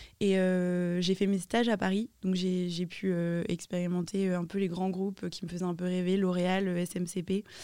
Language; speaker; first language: French; native; French